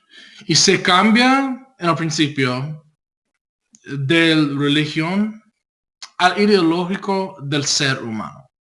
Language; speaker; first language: Spanish; non-native, learner; English